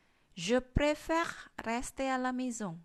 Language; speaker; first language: French; non-native, fluent; Indonesian